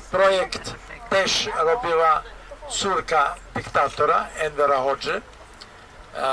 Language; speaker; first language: Polish; non-native, learner; Albanian